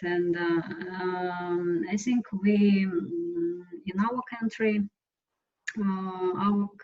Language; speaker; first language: English; non-native, learner; Russian